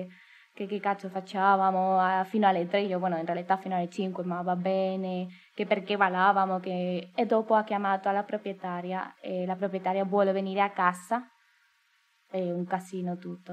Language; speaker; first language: Italian; non-native, learner; Spanish